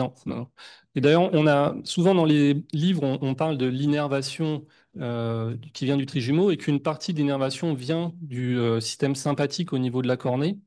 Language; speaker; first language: French; native; French